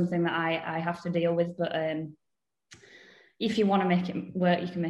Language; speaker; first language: English; native; English